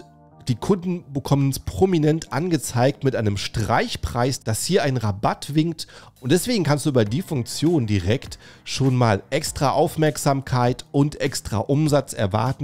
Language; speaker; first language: German; native; German